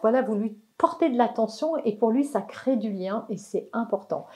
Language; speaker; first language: French; native; French